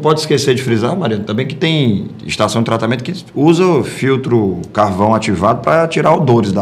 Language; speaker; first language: Portuguese; native; Portuguese